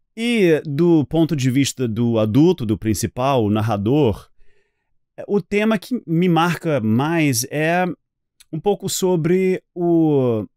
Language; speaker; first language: Portuguese; non-native, fluent; English